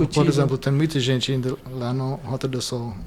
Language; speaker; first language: Portuguese; non-native, fluent; English